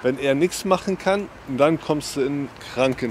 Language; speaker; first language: German; native; German